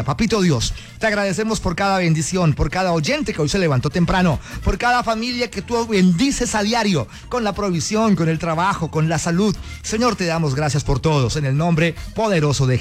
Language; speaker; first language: Spanish; native; Spanish